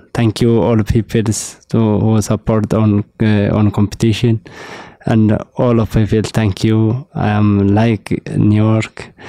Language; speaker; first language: English; non-native, learner; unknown